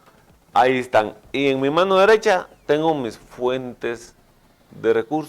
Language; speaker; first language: Spanish; native; Spanish